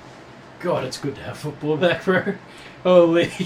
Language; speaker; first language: English; native; English